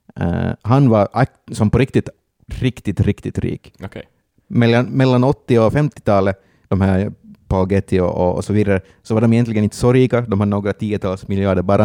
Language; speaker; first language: Swedish; native; Swedish